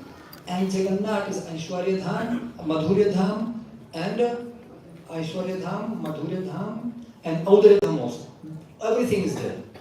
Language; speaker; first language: English; non-native, local second language; Hindi